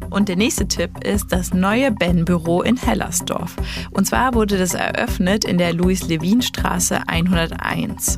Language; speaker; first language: German; native; German